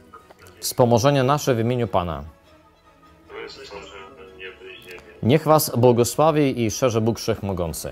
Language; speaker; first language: Polish; non-native, fluent; Ukrainian